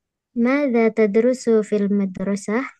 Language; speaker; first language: Arabic; non-native, learner; Indonesian